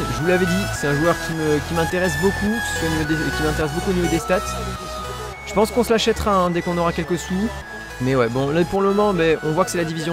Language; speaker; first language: French; native; French